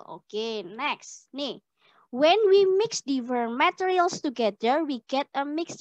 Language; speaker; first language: English; non-native, learner; Indonesian